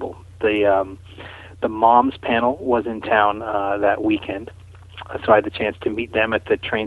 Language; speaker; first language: English; native; English